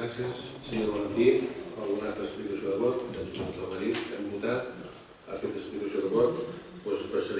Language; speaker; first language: Catalan; native; Catalan